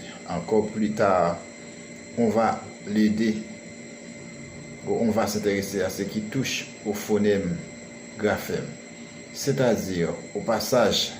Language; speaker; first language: French; non-native, learner; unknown